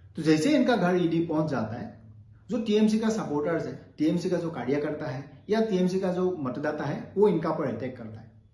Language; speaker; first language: Hindi; non-native, local second language; Assamese